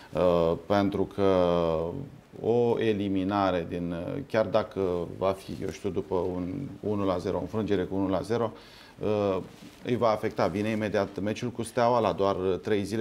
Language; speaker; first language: Romanian; native; Romanian